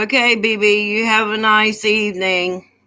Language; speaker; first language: English; native; English